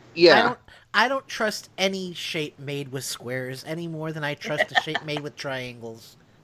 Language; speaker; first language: English; early bilingual, other home language; Italian